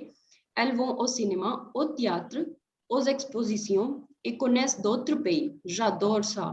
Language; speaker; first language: French; non-native, fluent; Hindi